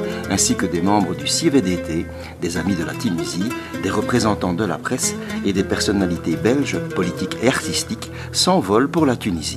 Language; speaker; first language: French; native; French